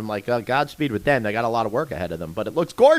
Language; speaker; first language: English; native; English